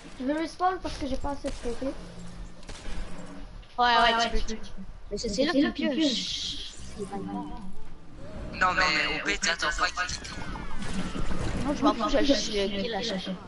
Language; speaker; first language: French; native; French